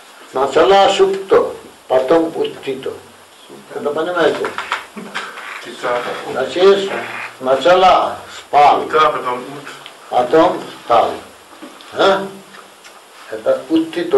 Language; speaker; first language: Russian; non-native, learner; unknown